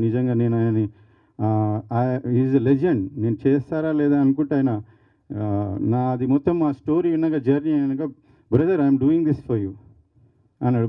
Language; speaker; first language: Telugu; native; Telugu